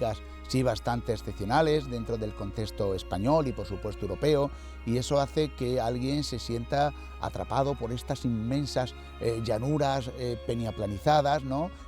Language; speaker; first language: Spanish; native; Spanish